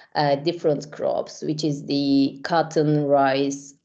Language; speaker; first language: English; non-native, fluent; Turkish